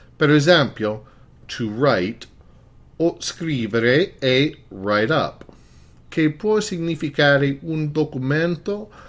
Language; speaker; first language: Italian; non-native, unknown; English